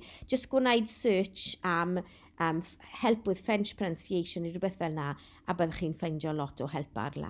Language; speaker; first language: Welsh; non-native, local second language; English